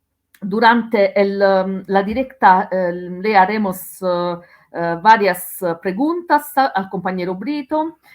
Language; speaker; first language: Spanish; non-native, learner; Italian